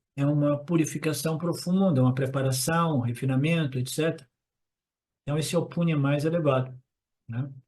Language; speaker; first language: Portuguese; non-native, fluent; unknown